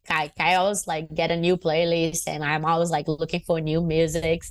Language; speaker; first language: English; non-native, fluent; Portuguese